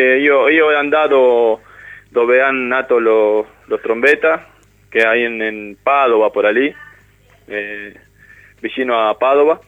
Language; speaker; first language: Italian; non-native, learner; Spanish